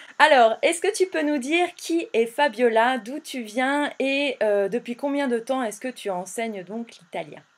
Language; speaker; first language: French; native; French